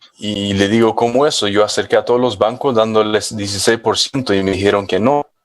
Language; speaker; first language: Spanish; non-native, fluent; English